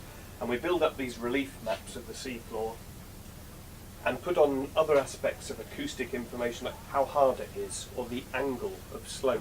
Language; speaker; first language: English; native; English